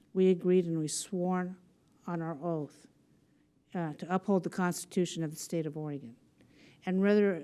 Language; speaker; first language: English; native; English